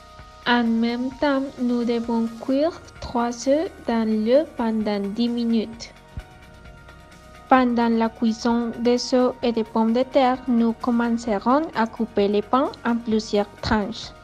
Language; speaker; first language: French; non-native, learner; Spanish